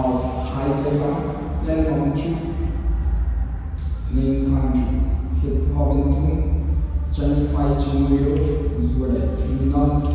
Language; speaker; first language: Vietnamese; non-native, learner; Hindi